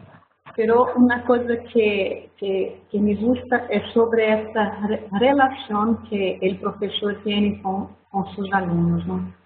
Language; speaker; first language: Spanish; non-native, fluent; Portuguese